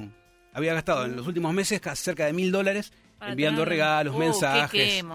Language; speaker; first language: Spanish; native; Spanish